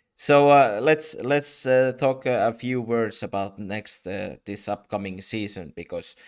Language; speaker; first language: English; non-native, fluent; Finnish